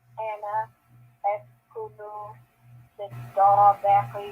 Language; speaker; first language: Arabic; non-native, learner; English